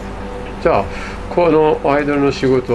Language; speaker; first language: Japanese; non-native, fluent; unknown